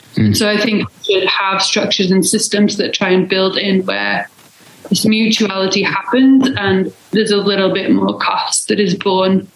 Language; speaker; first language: English; native; English